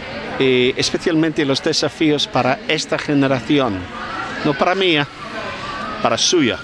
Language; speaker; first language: Spanish; non-native, fluent; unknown